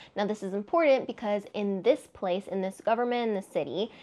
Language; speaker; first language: English; native; English